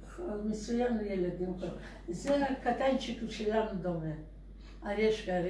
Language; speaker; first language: Hebrew; non-native, learner; Russian